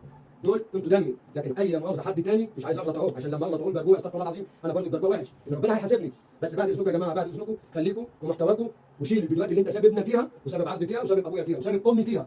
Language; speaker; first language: Arabic; native; Arabic